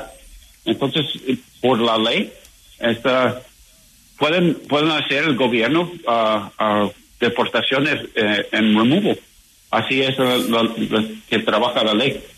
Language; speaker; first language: Spanish; non-native, learner; English